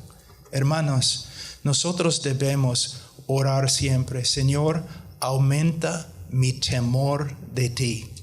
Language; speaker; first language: Spanish; non-native, fluent; English